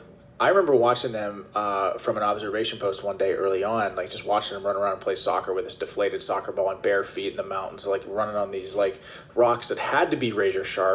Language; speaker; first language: English; native; English